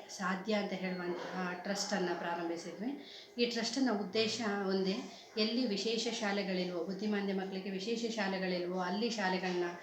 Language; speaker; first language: Kannada; non-native, local second language; Kodava